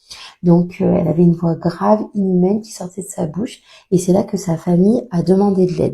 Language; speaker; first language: French; native; French